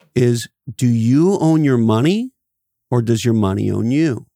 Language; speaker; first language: English; native; English